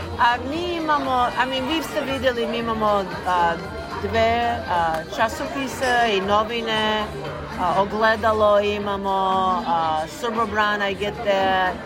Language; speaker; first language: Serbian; early bilingual, heritage; Serbian